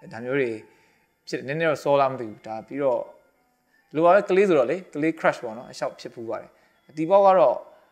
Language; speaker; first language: Burmese; non-native, local second language; Shan